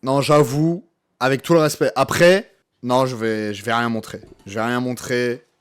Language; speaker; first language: French; native; French